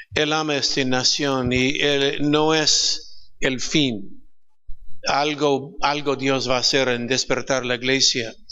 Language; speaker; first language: Spanish; non-native, fluent; English